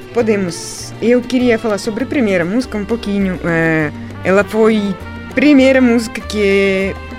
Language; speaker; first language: Portuguese; non-native, fluent; Russian